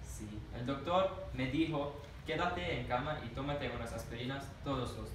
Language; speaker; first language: Spanish; non-native, learner; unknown